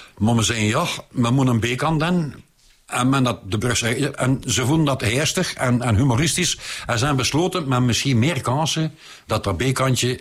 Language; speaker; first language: Dutch; native; Dutch